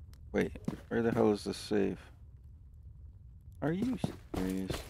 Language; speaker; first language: English; early bilingual, other home language; Russian